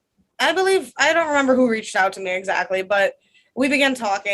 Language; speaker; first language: English; non-native, fluent; Russian